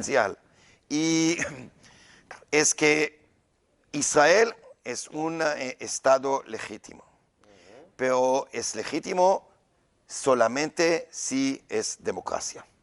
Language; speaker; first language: Spanish; non-native, learner; Hebrew